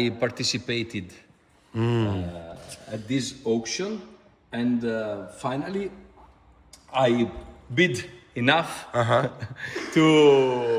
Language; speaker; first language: English; non-native, fluent; Italian